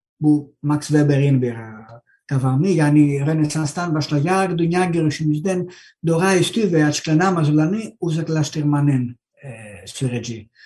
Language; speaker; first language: Turkish; non-native, learner; Greek